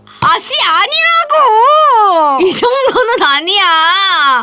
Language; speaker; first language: Korean; native; Korean